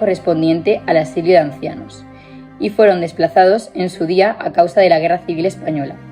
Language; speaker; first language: Spanish; native; Spanish